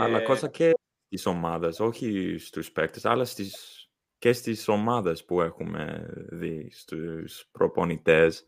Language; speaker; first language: Greek; early bilingual, heritage; English